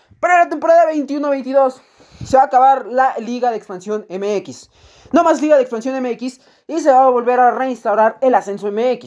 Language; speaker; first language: Spanish; native; Spanish